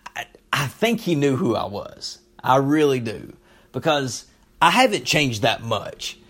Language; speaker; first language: English; native; English